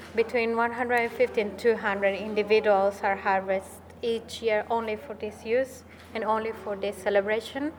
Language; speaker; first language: English; non-native, fluent; Spanish